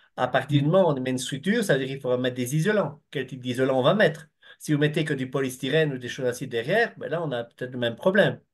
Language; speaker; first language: French; native; French